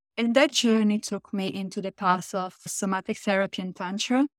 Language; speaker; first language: English; non-native, fluent; Italian